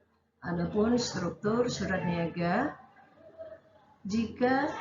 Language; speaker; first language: Indonesian; native; Indonesian